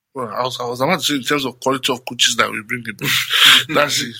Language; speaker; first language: English; non-native, local second language; Yoruba